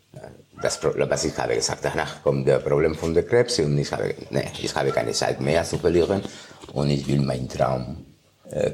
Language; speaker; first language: German; non-native, fluent; Spanish